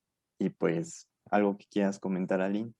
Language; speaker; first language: Spanish; native; Spanish